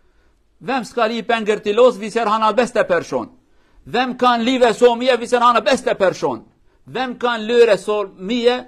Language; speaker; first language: Norwegian; non-native, fluent; Kurdish